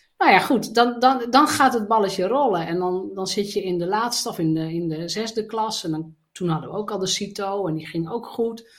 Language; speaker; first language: Dutch; native; Dutch